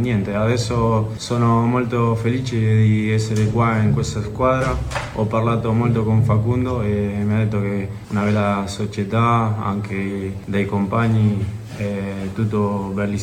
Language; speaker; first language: Italian; non-native, learner; Spanish